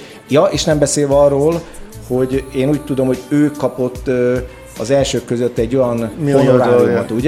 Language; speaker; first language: Hungarian; native; Hungarian